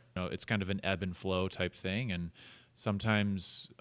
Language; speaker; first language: English; native; English